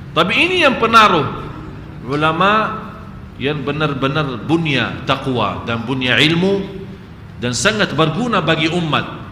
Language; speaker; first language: Malay; non-native, fluent; Arabic